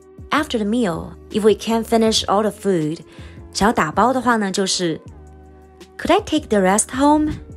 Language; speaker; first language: English; non-native, fluent; Chinese